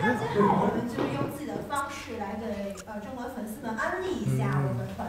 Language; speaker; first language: Chinese; native; Chinese